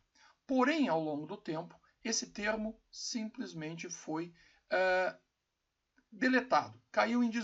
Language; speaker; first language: Portuguese; native; Portuguese